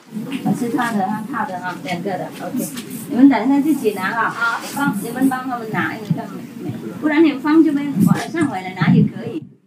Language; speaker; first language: Chinese; non-native, fluent; Vietnamese